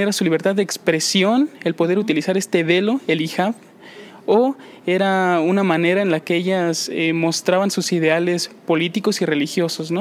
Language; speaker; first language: Spanish; native; Spanish